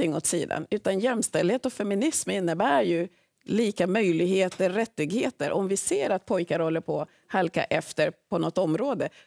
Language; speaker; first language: Swedish; early bilingual, other home language; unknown